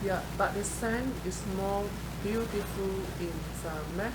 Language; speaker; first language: English; non-native, fluent; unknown